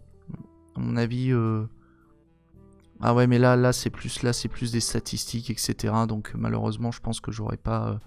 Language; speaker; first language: French; native; French